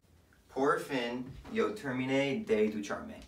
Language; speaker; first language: Spanish; non-native, learner; English